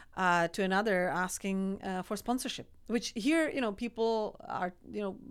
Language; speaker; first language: English; non-native, fluent; Czech